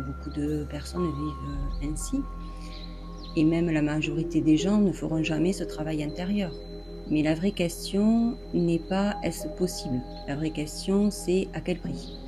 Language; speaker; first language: French; native; French